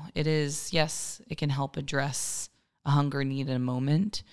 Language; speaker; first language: English; native; English